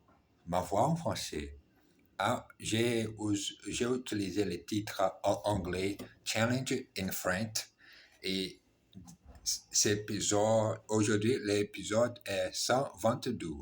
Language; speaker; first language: French; non-native, learner; Portuguese